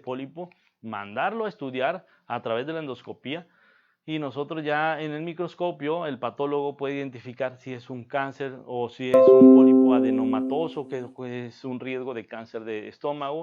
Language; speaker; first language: Spanish; native; Spanish